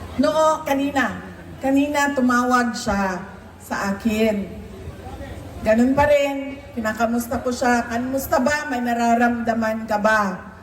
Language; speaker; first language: Filipino; non-native, local second language; Cebuano